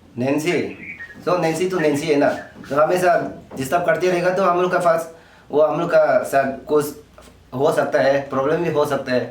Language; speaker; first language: Hindi; non-native, local second language; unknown